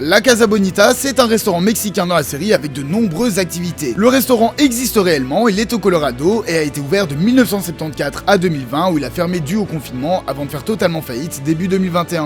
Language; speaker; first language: French; native; French